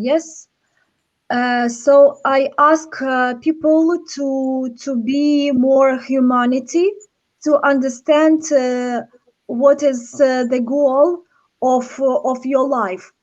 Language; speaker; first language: English; non-native, learner; Ukrainian